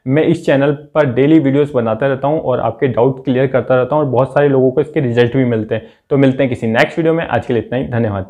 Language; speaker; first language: Hindi; native; Hindi